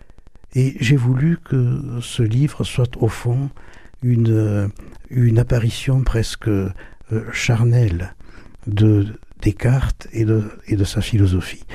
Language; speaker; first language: French; early bilingual, other home language; German